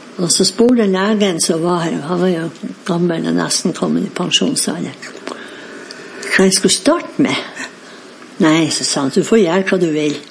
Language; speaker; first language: Norwegian; native; Norwegian